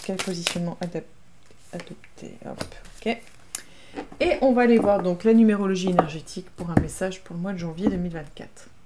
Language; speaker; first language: French; native; French